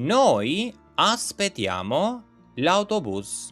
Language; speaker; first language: Italian; non-native, learner; Albanian